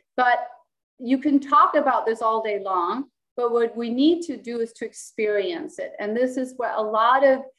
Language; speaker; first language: English; non-native, fluent; Danish